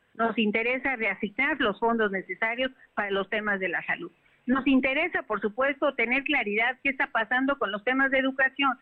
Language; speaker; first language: Spanish; native; Spanish